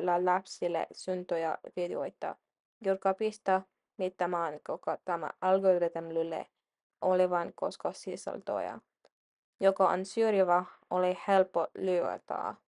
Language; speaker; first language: Finnish; non-native, learner; English